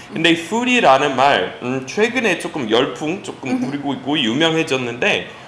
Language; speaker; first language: Korean; non-native, fluent; English